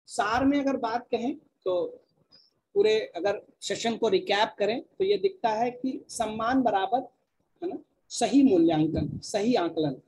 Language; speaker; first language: Hindi; native; Hindi